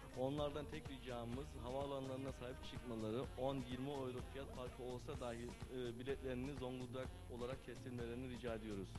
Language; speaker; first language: Turkish; early bilingual, heritage; Turkish